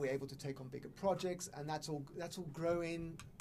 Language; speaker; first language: English; native; English